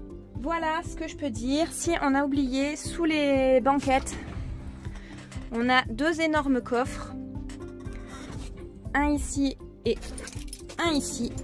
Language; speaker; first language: French; native; French